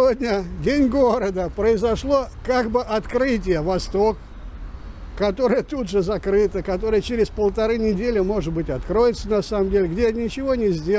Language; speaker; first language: Russian; native; Russian